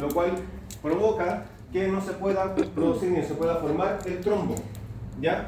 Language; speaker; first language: Spanish; native; Spanish